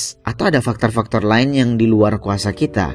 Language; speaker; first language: Indonesian; native; Indonesian